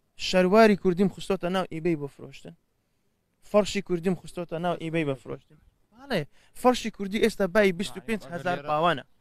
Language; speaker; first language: Central Kurdish; early bilingual, heritage; Central Kurdish